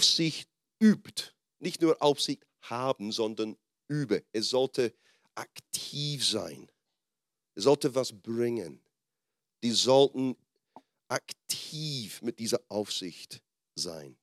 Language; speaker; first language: German; non-native, fluent; English